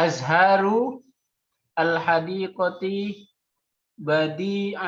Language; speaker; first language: Arabic; non-native, learner; Indonesian